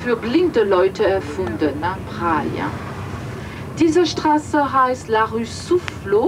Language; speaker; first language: German; non-native, fluent; French